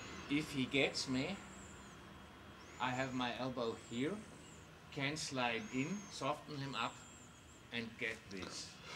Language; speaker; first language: English; non-native, fluent; German